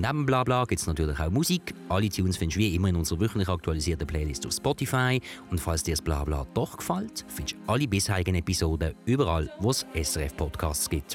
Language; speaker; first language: German; native; German